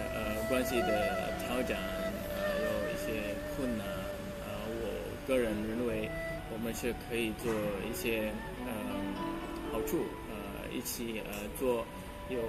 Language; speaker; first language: Chinese; non-native, fluent; Indonesian